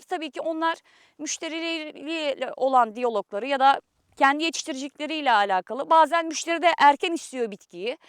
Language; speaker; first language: Turkish; native; Turkish